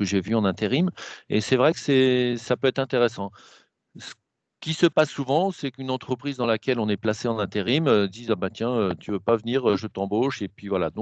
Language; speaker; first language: French; native; French